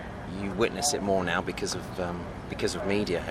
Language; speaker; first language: English; native; English